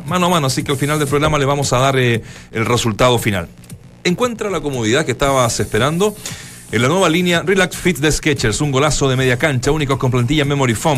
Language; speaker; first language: Spanish; native; Spanish